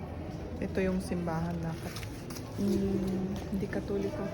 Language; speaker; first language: Filipino; native; Filipino